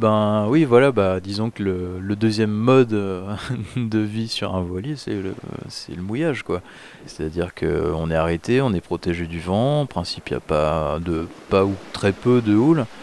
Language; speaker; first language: French; native; French